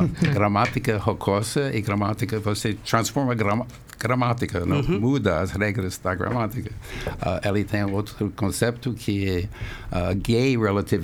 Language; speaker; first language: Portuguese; non-native, fluent; English